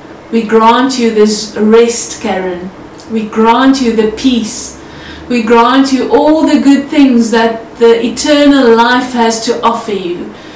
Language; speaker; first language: English; non-native, local second language; Afrikaans